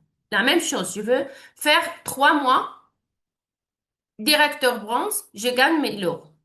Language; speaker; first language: French; non-native, learner; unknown